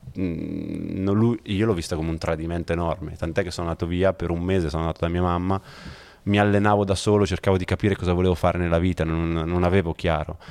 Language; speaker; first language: Italian; native; Italian